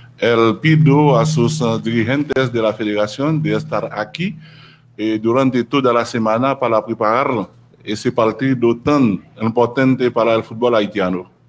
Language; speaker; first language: Spanish; non-native, learner; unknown